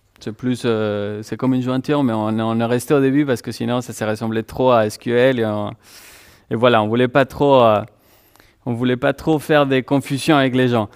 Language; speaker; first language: French; non-native, fluent; Spanish